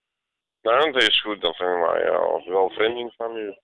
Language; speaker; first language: Dutch; non-native, local second language; Bosnian